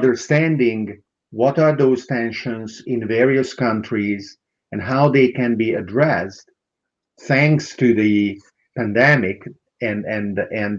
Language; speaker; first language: English; non-native, fluent; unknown